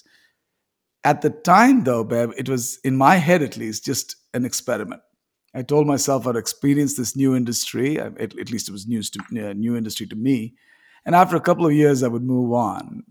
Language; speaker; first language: English; non-native, local second language; Tamil